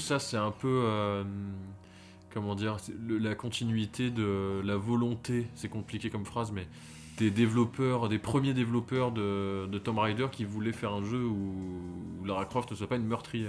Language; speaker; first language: French; native; French